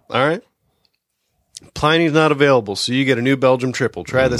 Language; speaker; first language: English; native; English